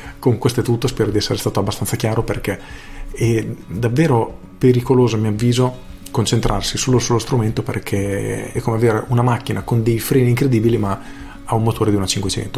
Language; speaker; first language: Italian; native; Italian